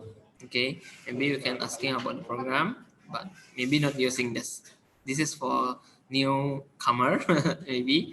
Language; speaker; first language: English; non-native, learner; Indonesian